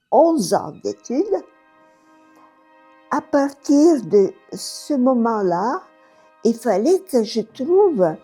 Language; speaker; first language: French; non-native, fluent; Bulgarian